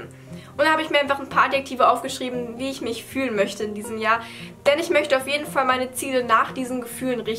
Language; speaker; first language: German; native; German